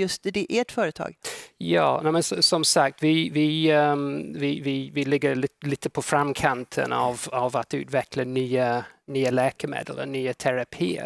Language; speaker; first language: Swedish; non-native, fluent; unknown